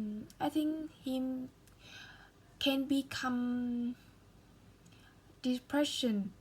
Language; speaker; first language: English; non-native, learner; Vietnamese